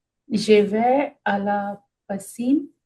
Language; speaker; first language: French; non-native, learner; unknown